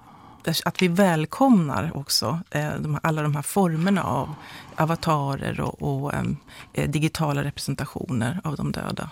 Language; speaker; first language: Swedish; native; Swedish